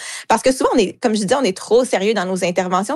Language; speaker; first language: French; native; French